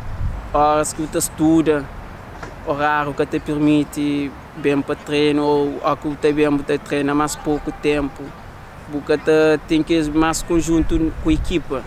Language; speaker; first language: Portuguese; non-native, local second language; Kabuverdianu